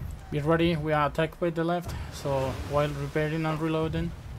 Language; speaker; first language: English; non-native, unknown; Spanish